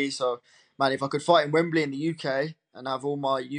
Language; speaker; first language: English; native; English